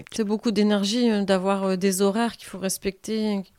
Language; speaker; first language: French; native; French